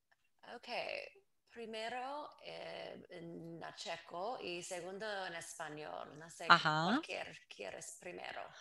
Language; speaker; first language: Spanish; non-native, fluent; English